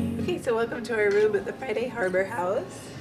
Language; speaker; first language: English; native; English